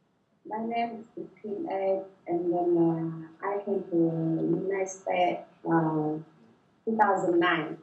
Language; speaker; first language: English; non-native, learner; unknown